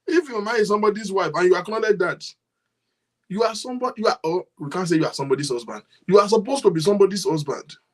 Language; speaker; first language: English; non-native, local second language; Yoruba